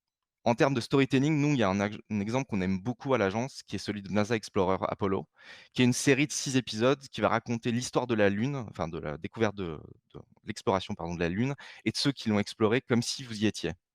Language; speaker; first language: French; native; French